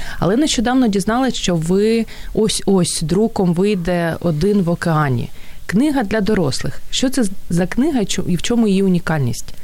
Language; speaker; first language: Ukrainian; native; Ukrainian